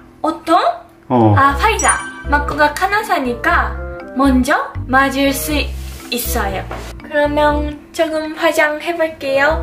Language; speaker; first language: Korean; non-native, fluent; Japanese